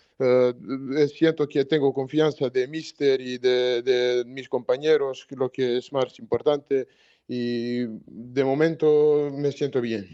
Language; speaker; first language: Spanish; non-native, learner; Serbian